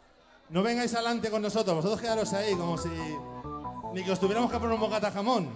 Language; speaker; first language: Spanish; native; Spanish